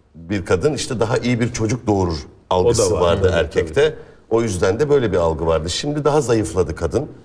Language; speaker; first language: Turkish; native; Turkish